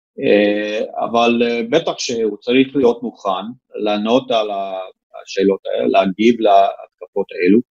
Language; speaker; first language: Hebrew; non-native, fluent; English